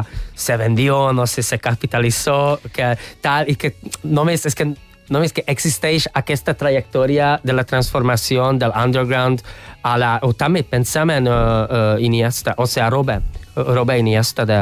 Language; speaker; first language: Catalan; non-native, fluent; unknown